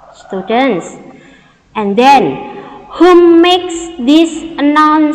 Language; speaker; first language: English; non-native, learner; Indonesian